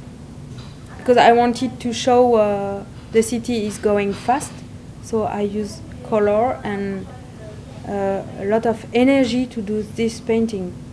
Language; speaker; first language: English; non-native, learner; French